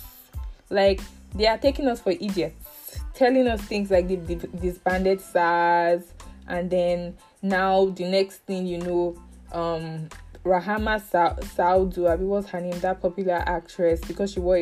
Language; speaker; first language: English; non-native, local second language; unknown